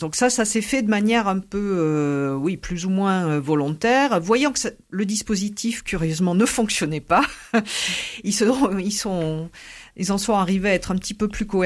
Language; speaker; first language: French; native; French